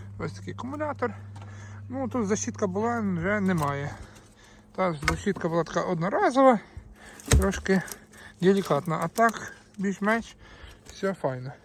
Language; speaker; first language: Ukrainian; native; Ukrainian